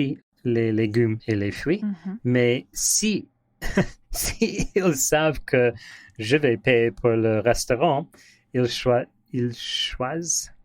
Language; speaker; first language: French; non-native, learner; English